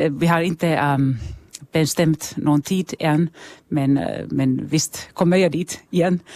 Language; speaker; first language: Swedish; non-native, local second language; Finnish